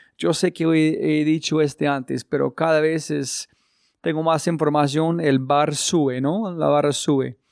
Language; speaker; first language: Spanish; non-native, learner; English